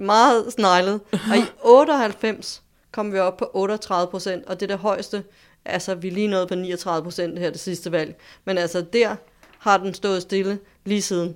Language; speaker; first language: Danish; native; Danish